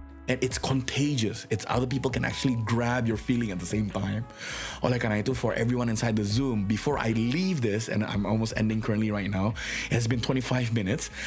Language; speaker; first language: English; non-native, fluent; Indonesian